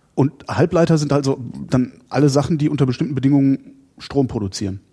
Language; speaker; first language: German; native; German